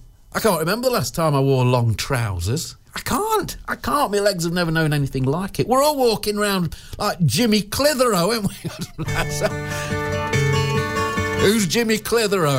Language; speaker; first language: English; native; English